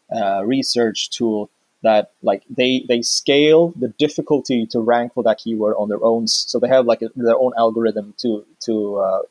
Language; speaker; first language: English; non-native, fluent; Swedish